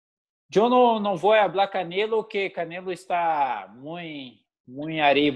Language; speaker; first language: Spanish; non-native, learner; Portuguese